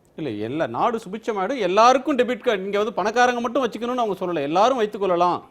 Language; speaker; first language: Tamil; native; Tamil